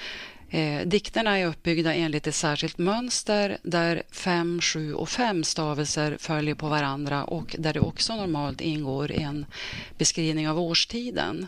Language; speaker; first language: Swedish; native; Swedish